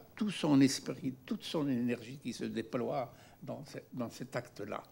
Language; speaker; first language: French; non-native, local second language; Arabic